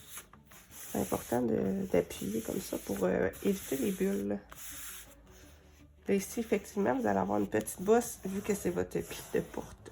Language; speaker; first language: French; native; French